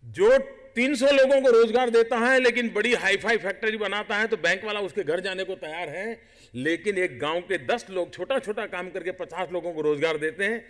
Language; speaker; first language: Hindi; non-native, local second language; Gujarati